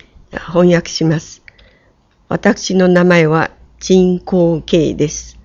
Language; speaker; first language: Japanese; non-native, fluent; Chinese